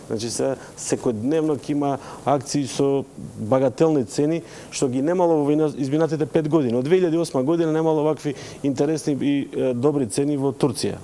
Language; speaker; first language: Macedonian; native; Macedonian